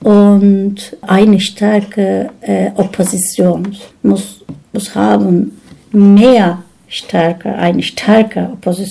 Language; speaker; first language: German; non-native, learner; Turkish